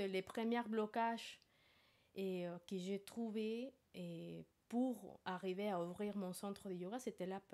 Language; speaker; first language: French; non-native, fluent; Spanish